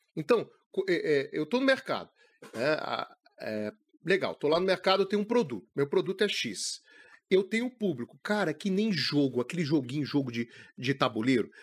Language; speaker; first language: Portuguese; native; Portuguese